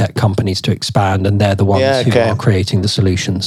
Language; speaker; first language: English; native; English